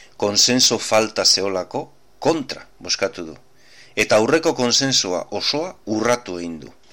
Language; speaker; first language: Basque; native; Basque